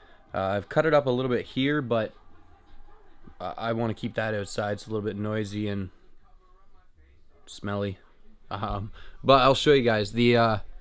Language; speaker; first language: English; native; English